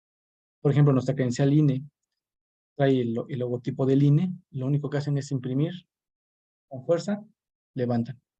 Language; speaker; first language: Spanish; native; Spanish